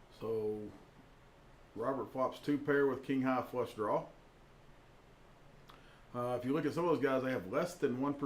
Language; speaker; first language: English; native; English